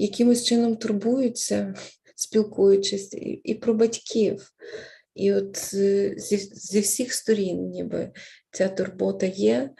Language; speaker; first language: Ukrainian; native; Ukrainian